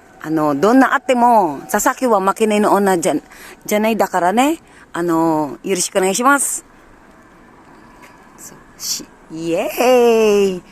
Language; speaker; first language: Japanese; non-native, learner; Filipino